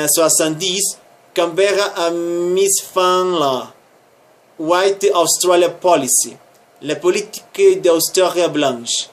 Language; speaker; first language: French; non-native, learner; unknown